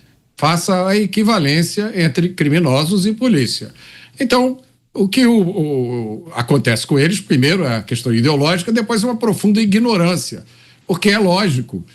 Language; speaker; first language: Portuguese; native; Portuguese